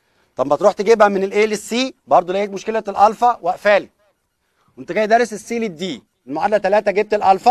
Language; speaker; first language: Arabic; native; Arabic